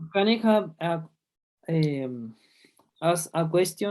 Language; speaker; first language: English; non-native, learner; Spanish